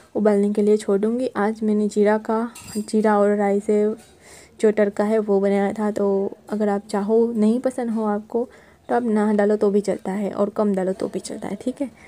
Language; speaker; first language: Hindi; non-native, local second language; Gujarati